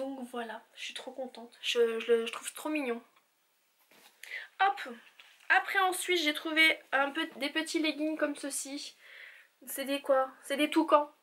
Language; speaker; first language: French; native; French